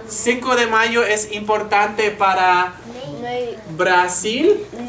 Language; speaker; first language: Spanish; non-native, fluent; English